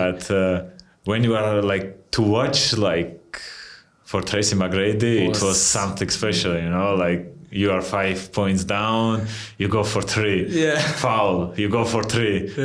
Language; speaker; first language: English; non-native, fluent; Georgian